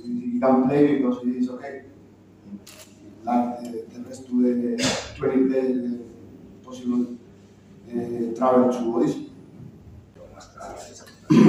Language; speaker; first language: English; non-native, learner; Spanish